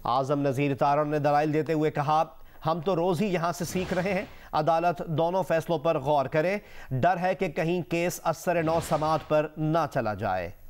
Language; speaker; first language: Urdu; native; Urdu